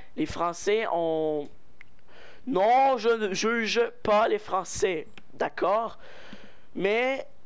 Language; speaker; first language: French; native; French